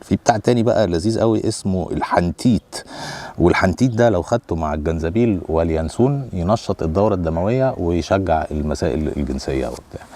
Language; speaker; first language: Arabic; native; Arabic